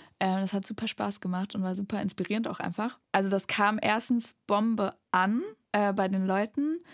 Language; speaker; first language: German; native; German